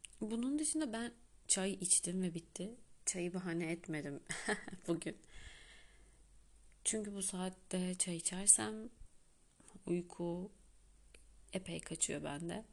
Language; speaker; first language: Turkish; native; Turkish